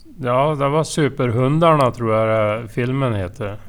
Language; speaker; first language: Swedish; non-native, learner; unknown